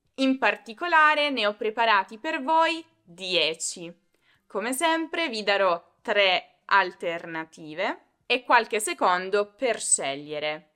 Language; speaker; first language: Italian; native; Italian